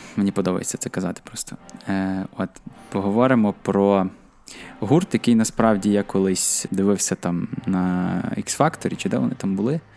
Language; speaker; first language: Ukrainian; native; Ukrainian